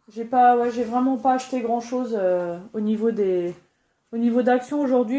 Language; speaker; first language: French; native; French